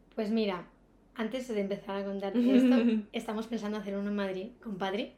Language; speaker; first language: Spanish; native; Spanish